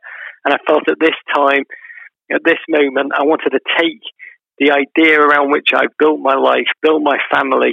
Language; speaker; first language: English; native; English